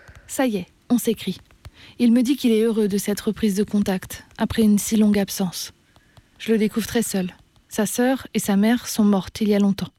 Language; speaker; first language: French; native; French